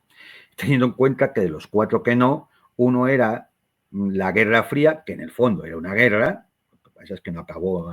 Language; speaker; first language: Spanish; native; Spanish